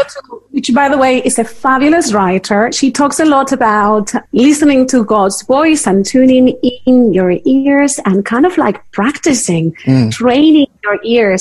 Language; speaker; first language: English; non-native, fluent; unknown